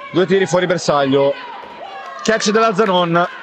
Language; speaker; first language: Italian; native; Italian